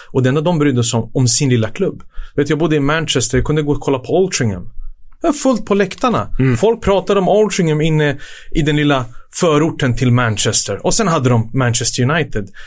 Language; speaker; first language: Swedish; early bilingual, other home language; Serbian